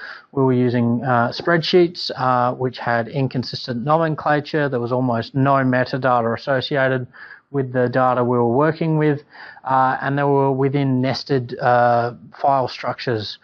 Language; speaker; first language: English; native; English